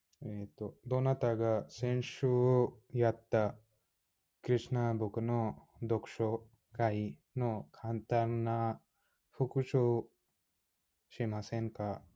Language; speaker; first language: Japanese; non-native, fluent; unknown